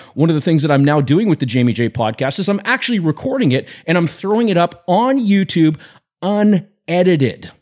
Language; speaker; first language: English; native; English